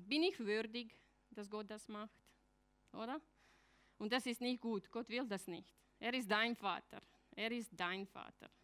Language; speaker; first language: German; non-native, fluent; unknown